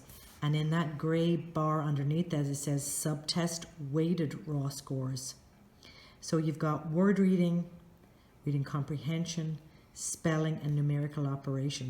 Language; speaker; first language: English; native; English